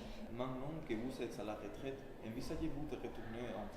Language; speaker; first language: French; non-native, learner; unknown